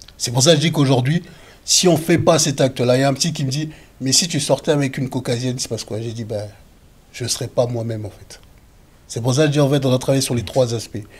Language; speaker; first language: French; early bilingual, other home language; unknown